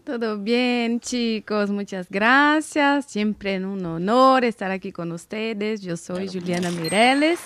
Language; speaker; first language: Spanish; non-native, learner; Portuguese